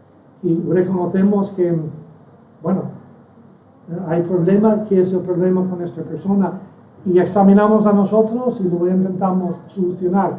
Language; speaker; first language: Spanish; non-native, fluent; English